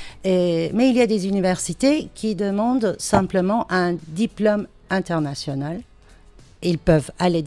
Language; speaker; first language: French; non-native, fluent; Turkish